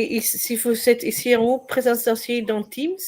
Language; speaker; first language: French; non-native, learner; Dutch